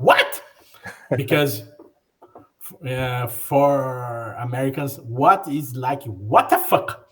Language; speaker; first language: English; non-native, learner; Portuguese